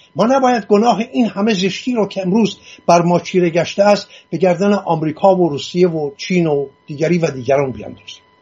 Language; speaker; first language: Persian; non-native, local second language; Assyrian Neo-Aramaic